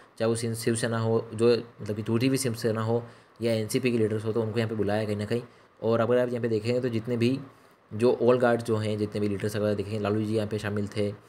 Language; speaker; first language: Hindi; native; Hindi